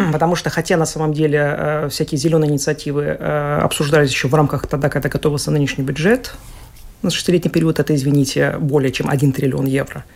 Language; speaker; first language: Russian; native; Russian